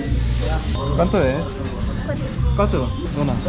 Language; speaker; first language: Spanish; non-native, learner; Korean